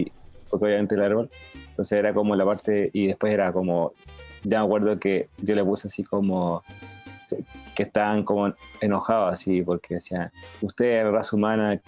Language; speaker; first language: Spanish; native; Spanish